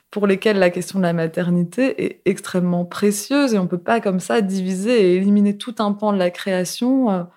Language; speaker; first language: French; native; French